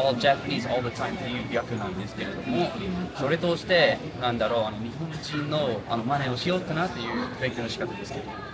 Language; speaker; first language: Japanese; native; Japanese